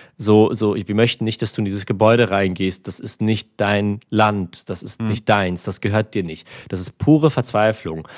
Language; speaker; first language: German; early bilingual, other home language; Armenian